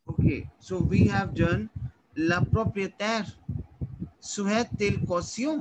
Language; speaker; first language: French; non-native, learner; Hindi